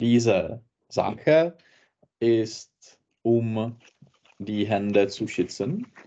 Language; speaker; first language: German; non-native, learner; Czech